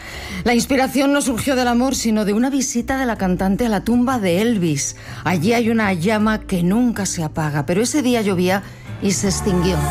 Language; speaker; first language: Spanish; native; Spanish